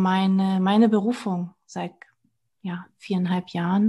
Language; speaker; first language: German; early bilingual, other home language; Portuguese